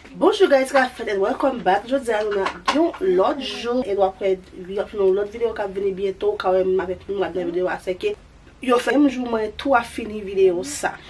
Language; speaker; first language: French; non-native, local second language; Haitian Creole